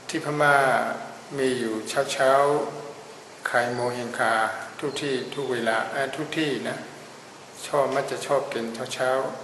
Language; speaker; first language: Thai; non-native, fluent; Burmese